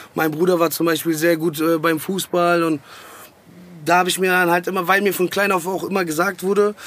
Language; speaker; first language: German; early bilingual, other home language; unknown